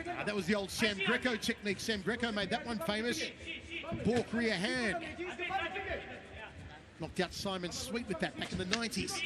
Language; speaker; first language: English; native; English